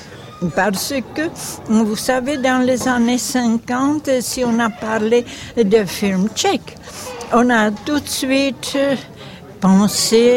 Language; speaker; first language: French; non-native, fluent; Czech